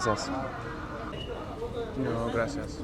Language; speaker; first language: Spanish; non-native, learner; English